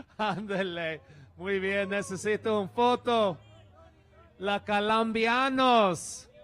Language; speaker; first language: Spanish; non-native, learner; English